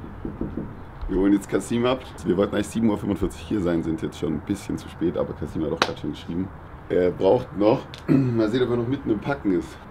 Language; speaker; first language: German; native; German